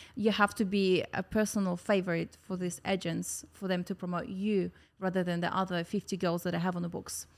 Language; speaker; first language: English; non-native, fluent; Russian